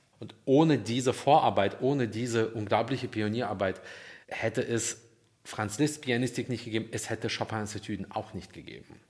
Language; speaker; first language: German; early bilingual, other home language; Russian